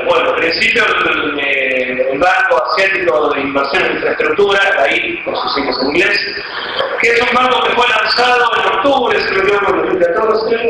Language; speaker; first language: Spanish; native; Spanish